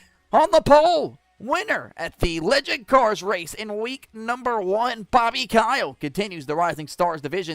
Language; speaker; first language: English; native; English